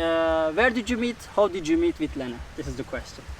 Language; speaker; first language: English; non-native, fluent; Turkish